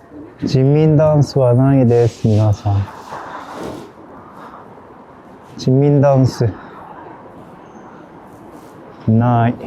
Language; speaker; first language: Japanese; non-native, fluent; Korean